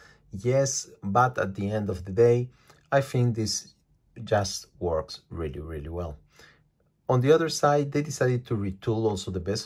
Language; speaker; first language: English; non-native, fluent; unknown